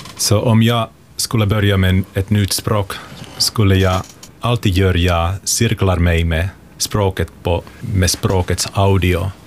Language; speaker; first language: Swedish; non-native, local second language; Finnish